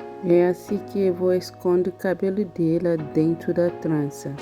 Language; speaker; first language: Portuguese; non-native, learner; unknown